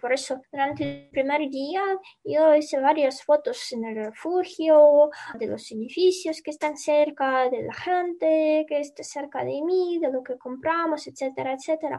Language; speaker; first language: Spanish; non-native, fluent; Ukrainian